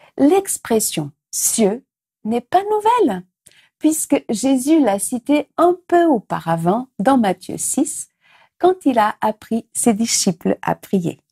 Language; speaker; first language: French; non-native, fluent; Portuguese